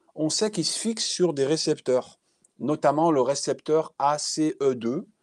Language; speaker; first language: French; native; French